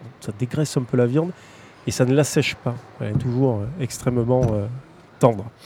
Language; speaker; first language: French; native; French